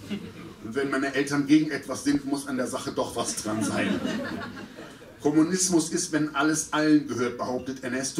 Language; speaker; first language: German; native; German